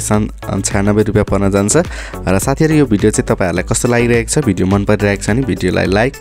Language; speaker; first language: Nepali; native; Nepali